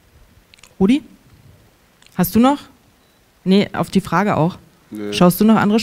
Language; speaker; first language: German; native; German